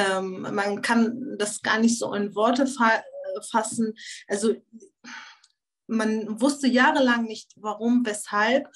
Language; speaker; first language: German; early bilingual, other home language; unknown